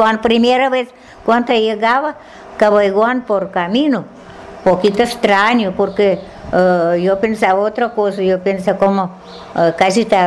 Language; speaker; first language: Spanish; non-native, learner; Russian